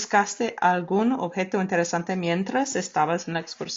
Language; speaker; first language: Spanish; non-native, fluent; English